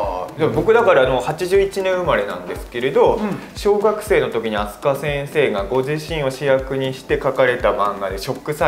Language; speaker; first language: Japanese; native; Japanese